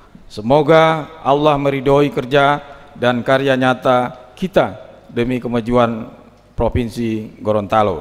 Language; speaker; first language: Indonesian; native; Indonesian